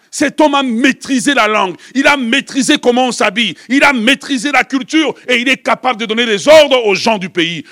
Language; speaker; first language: French; non-native, local second language; Lingala